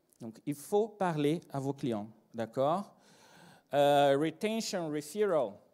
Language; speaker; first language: French; non-native, fluent; Portuguese